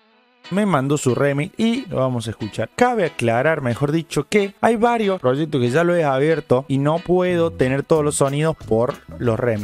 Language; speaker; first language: Spanish; native; Spanish